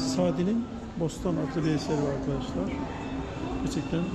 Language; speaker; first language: Turkish; native; Turkish